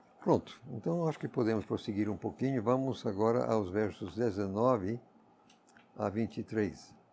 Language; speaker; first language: Portuguese; non-native, fluent; English